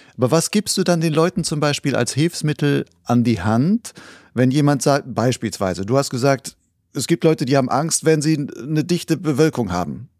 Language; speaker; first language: German; native; German